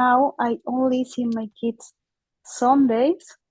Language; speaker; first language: English; non-native, learner; Spanish